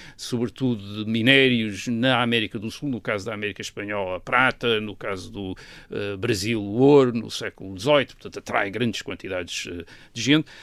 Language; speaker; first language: Portuguese; native; Portuguese